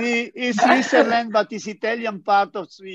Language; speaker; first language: English; non-native, fluent; Italian